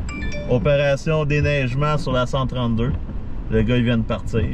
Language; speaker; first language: French; native; French